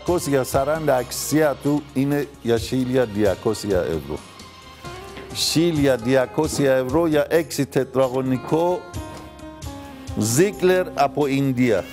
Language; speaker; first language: Greek; non-native, learner; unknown